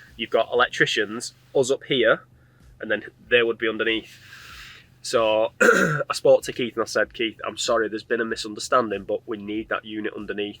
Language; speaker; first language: English; native; English